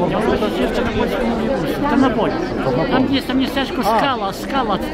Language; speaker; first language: Polish; early bilingual, heritage; Polish